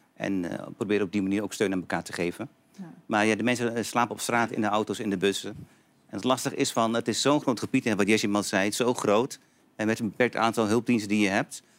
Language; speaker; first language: Dutch; native; Dutch